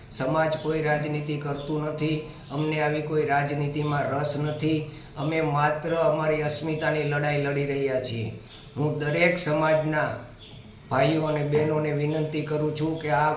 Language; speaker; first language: Gujarati; native; Gujarati